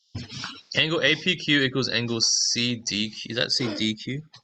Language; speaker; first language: English; native; English